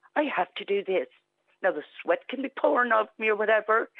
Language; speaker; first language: English; native; English